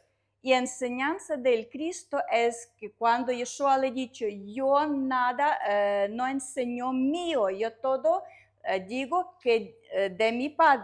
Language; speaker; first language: Spanish; non-native, learner; Russian